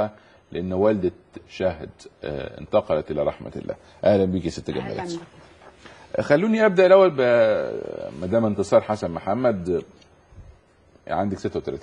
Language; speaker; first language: Arabic; native; Arabic